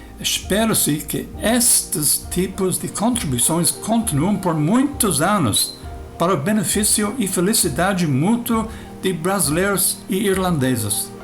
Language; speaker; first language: Portuguese; non-native, fluent; English